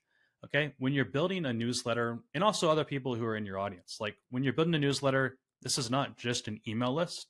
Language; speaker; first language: English; native; English